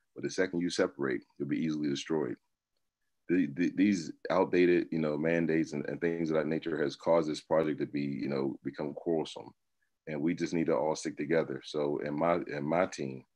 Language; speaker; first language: English; native; English